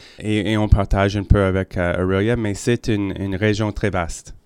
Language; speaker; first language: French; non-native, local second language; English